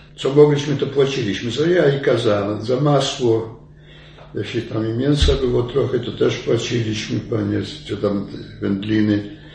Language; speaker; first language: Polish; native; Polish